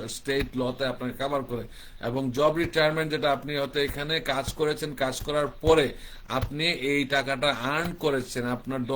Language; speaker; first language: Bangla; early bilingual, heritage; Bangla